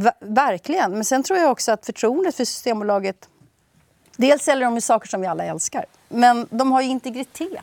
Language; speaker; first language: Swedish; native; Swedish